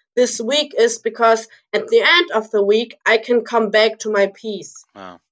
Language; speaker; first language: English; early bilingual, other home language; Russian